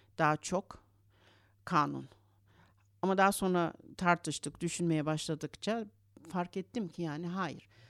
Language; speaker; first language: Turkish; early bilingual, heritage; Turkish